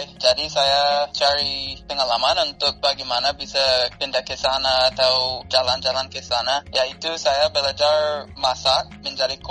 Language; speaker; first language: Indonesian; non-native, fluent; English